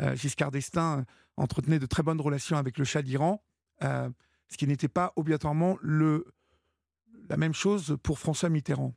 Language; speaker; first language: French; native; French